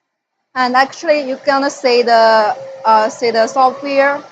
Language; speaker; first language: English; non-native, fluent; Chinese